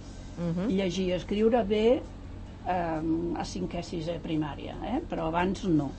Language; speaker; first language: Catalan; native; Catalan